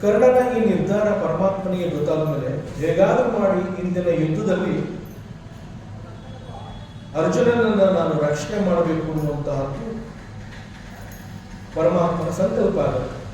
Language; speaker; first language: Kannada; native; Kannada